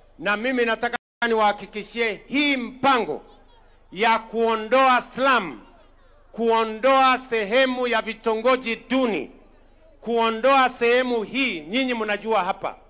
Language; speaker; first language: Swahili; non-native, local second language; Kalenjin